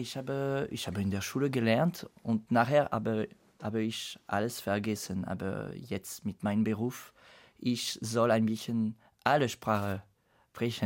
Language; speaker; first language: German; non-native, fluent; French